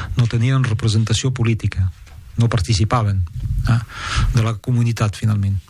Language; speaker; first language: Catalan; non-native, local second language; French